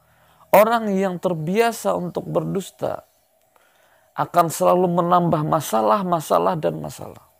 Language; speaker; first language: Indonesian; native; Indonesian